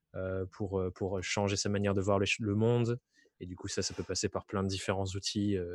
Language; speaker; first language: French; native; French